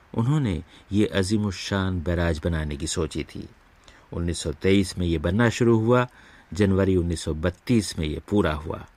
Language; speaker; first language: Urdu; native; Urdu